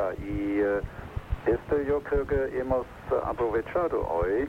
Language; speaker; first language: Spanish; non-native, fluent; German